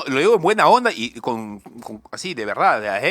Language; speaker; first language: Spanish; native; Spanish